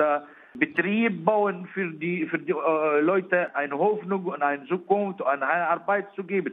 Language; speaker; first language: German; non-native, learner; Arabic